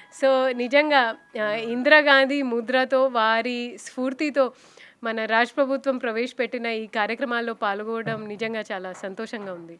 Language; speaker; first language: Telugu; non-native, fluent; Hindi